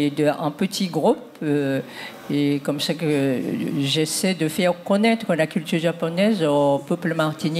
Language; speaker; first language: French; non-native, fluent; Japanese